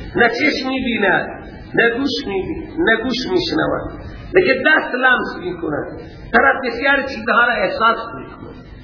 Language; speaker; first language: Persian; non-native, local second language; Baluchi